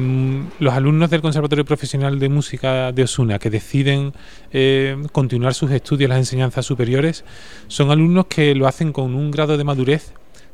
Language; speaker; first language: Spanish; native; Spanish